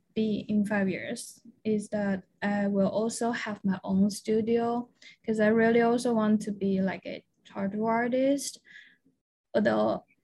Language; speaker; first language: English; non-native, fluent; Chinese